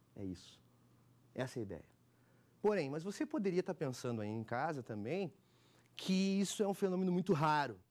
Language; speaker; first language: Portuguese; native; Portuguese